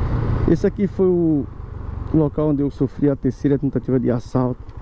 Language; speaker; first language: Portuguese; native; Portuguese